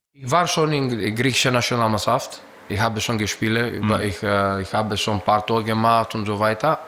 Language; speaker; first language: German; non-native, learner; Greek